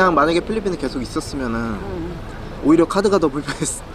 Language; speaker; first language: Korean; native; Korean